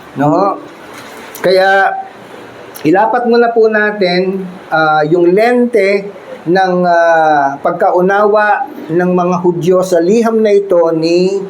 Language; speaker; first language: Filipino; native; Filipino